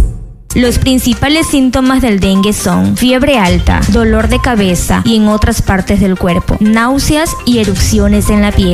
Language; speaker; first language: Spanish; native; Spanish